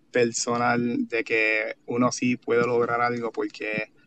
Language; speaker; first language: Spanish; native; Spanish